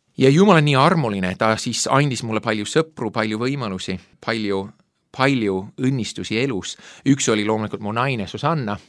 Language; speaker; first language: Estonian; non-native, fluent; English